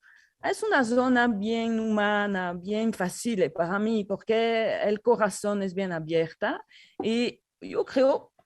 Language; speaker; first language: Spanish; non-native, learner; French